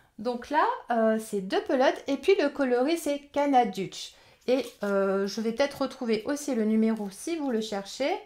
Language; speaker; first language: French; native; French